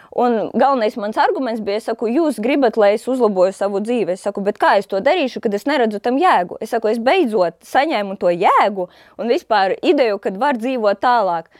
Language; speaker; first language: Latvian; non-native, local second language; Russian